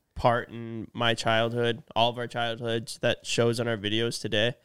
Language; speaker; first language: English; native; English